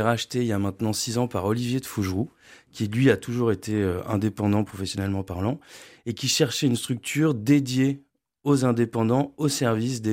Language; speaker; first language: French; native; French